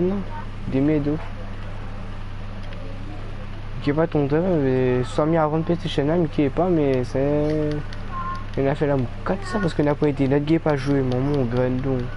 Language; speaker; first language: French; non-native, local second language; Réunion Creole French